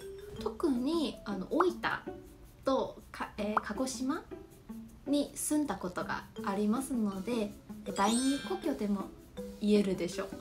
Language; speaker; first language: Japanese; non-native, fluent; Chinese